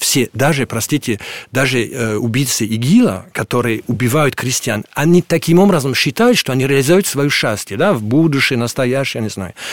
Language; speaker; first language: Russian; non-native, fluent; French